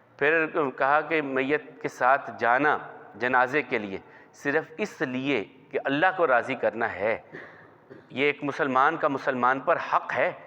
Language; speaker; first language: Urdu; non-native, local second language; Punjabi